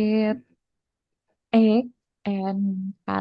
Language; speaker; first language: English; non-native, learner; Indonesian